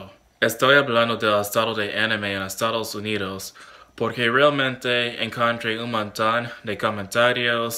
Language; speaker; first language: Spanish; non-native, learner; English